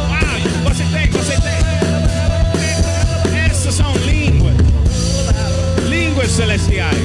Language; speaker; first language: Portuguese; non-native, learner; English